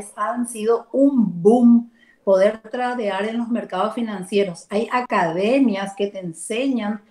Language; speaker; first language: Spanish; native; Spanish